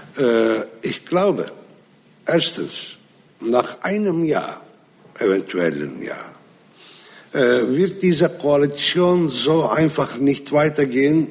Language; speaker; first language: German; non-native, fluent; Arabic